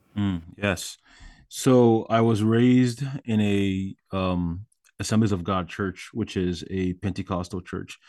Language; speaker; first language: English; early bilingual, other home language; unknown